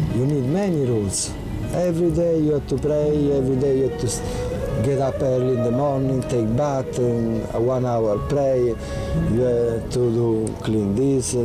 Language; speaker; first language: English; non-native, learner; Italian